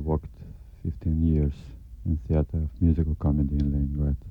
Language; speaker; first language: English; non-native, learner; Russian